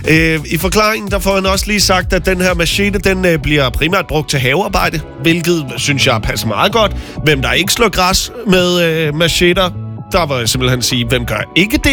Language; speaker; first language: Danish; native; Danish